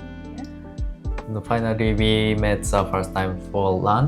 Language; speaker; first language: English; non-native, learner; Japanese